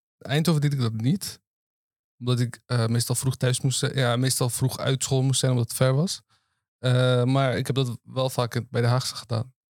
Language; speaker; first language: Dutch; early bilingual, other home language; Turkish